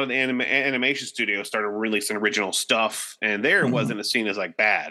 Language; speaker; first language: English; native; English